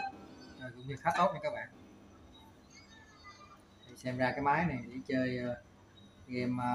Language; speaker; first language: Vietnamese; native; Vietnamese